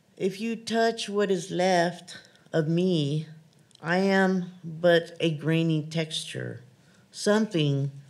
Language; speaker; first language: English; native; English